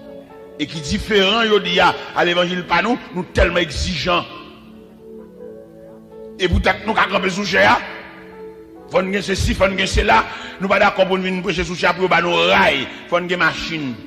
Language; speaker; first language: French; non-native, local second language; Haitian Creole